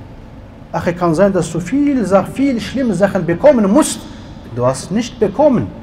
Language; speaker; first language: German; non-native, learner; Arabic